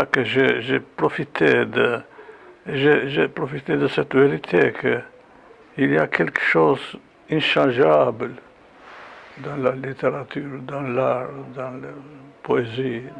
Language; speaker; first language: French; non-native, fluent; Albanian